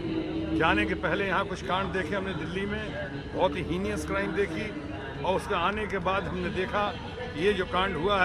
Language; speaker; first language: Hindi; native; Hindi